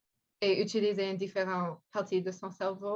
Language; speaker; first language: French; non-native, learner; English